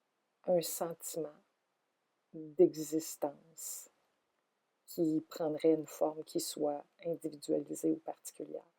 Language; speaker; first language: French; native; French